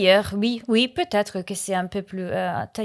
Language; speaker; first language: French; non-native, learner; Italian